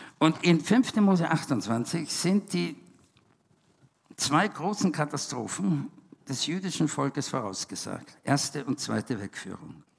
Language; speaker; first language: German; native; German